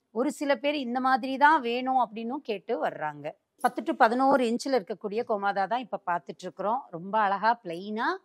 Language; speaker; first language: Tamil; native; Tamil